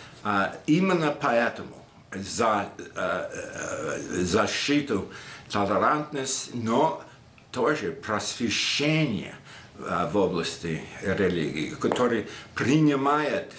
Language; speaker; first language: Russian; non-native, fluent; English